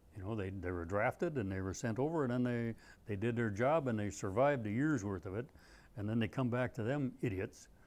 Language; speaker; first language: English; native; English